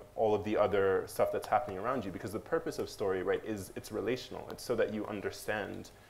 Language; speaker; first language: English; native; English